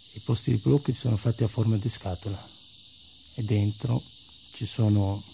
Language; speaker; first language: Italian; non-native, fluent; Arabic